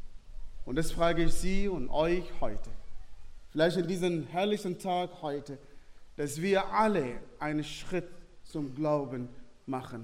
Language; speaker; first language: German; non-native, fluent; Arabic